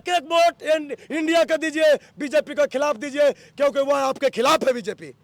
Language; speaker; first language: Hindi; native; Hindi